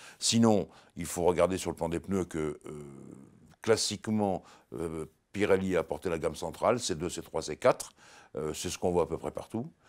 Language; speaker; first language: French; native; French